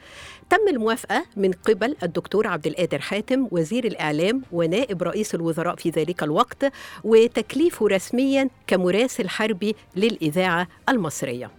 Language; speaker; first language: Arabic; native; Arabic